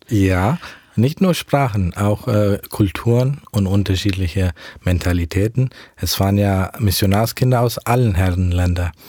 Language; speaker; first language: German; early bilingual, heritage; German